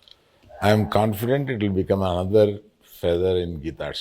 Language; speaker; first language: Telugu; native; Telugu